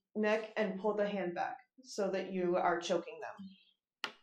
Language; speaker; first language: English; native; English